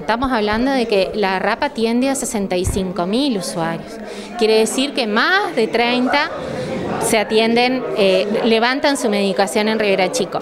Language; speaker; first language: Spanish; native; Spanish